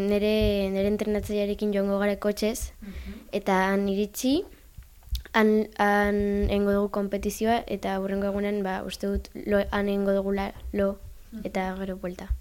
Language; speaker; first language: Basque; non-native, local second language; Spanish